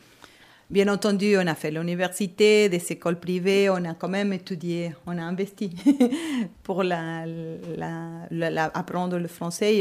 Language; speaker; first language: French; non-native, fluent; Spanish